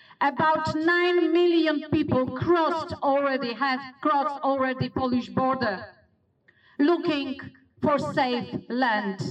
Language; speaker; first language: English; non-native, fluent; Polish